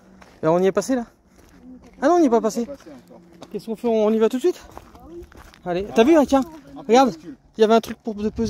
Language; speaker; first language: French; native; French